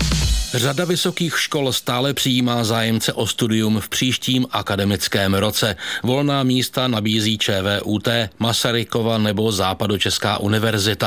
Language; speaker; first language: Czech; native; Czech